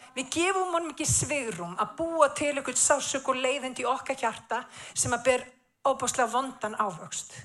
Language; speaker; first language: Icelandic; native; Icelandic